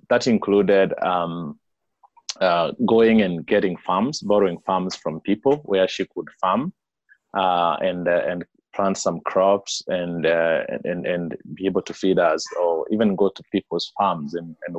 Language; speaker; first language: English; non-native, local second language; Kikuyu